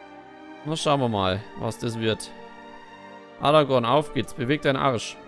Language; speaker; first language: German; native; German